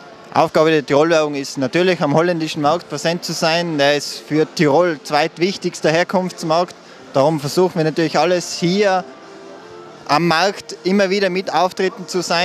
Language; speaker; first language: German; native; German